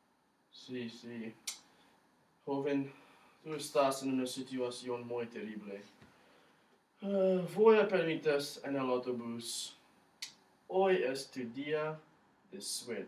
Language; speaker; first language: Spanish; non-native, learner; English